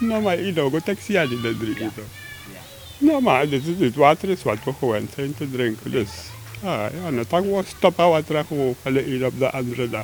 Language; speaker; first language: Dutch; non-native, local second language; Sranan Tongo